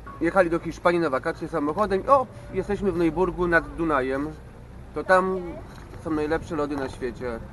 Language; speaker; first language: Polish; native; Polish